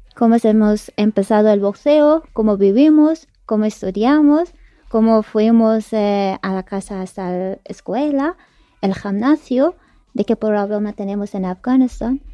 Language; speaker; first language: Spanish; non-native, learner; Persian